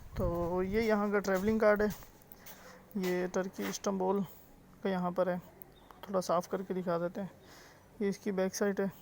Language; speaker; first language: Urdu; native; Urdu